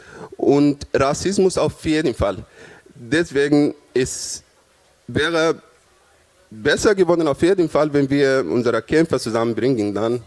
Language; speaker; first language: German; non-native, fluent; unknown